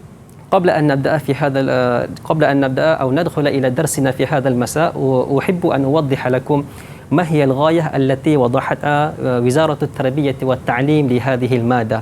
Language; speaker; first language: Arabic; non-native, fluent; Malay